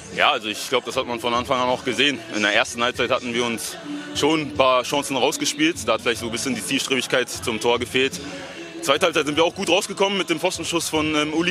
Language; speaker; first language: German; native; German